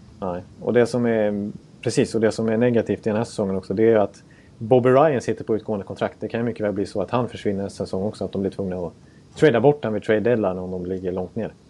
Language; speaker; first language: Swedish; native; Swedish